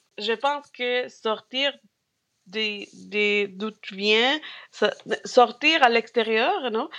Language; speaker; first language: French; non-native, fluent; Spanish